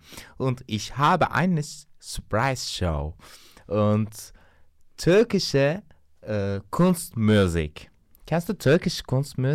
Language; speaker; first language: German; non-native, learner; Turkish